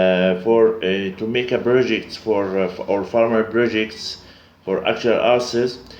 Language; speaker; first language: English; non-native, learner; Arabic